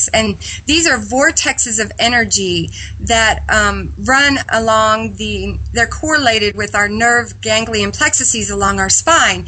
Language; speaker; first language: English; native; English